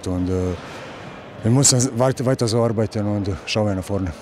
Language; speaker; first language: German; non-native, learner; Croatian